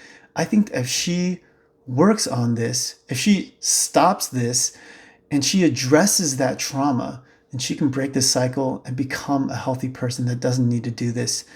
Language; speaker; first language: English; native; English